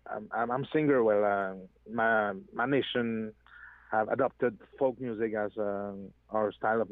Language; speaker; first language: English; non-native, fluent; French